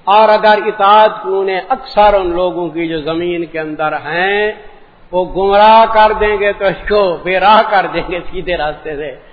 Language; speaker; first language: Urdu; non-native, local second language; Punjabi